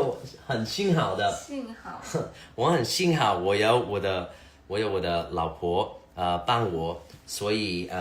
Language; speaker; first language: Chinese; early bilingual, heritage; Cantonese